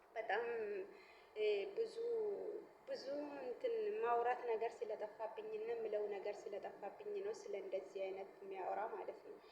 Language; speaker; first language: Amharic; non-native, local second language; Oromo